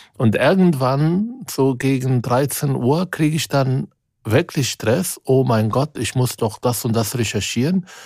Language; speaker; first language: German; non-native, fluent; Arabic